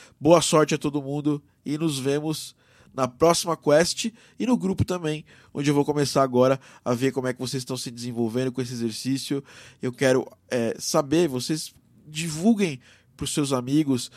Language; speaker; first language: Portuguese; native; Portuguese